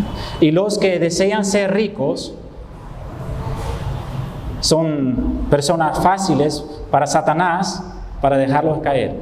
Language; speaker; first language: Spanish; non-native, fluent; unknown